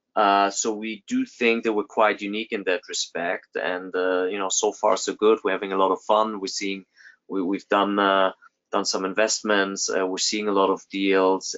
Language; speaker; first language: English; non-native, fluent; German